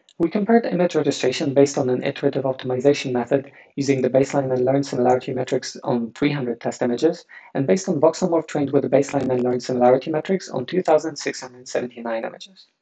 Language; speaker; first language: English; non-native, fluent; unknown